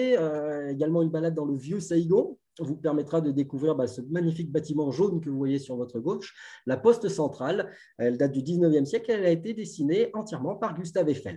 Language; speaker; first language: French; native; French